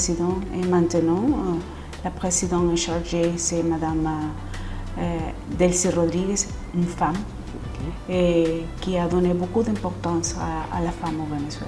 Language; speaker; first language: French; non-native, fluent; Spanish